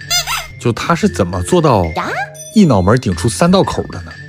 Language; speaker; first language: Chinese; native; Chinese